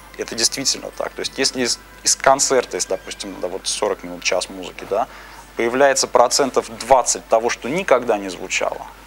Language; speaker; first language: Russian; native; Russian